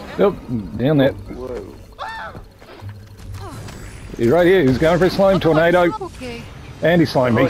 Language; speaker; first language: English; native; English